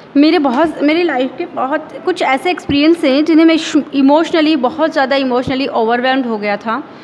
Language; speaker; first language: Hindi; native; Hindi